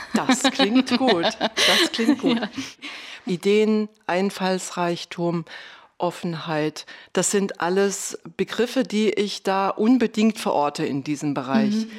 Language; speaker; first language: German; native; German